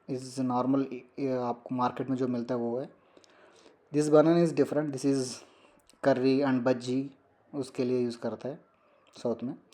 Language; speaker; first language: Hindi; non-native, local second language; Telugu